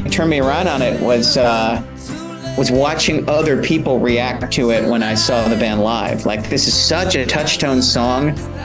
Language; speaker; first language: English; native; English